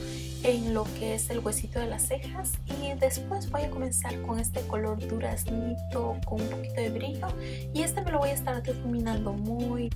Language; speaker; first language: Spanish; native; Spanish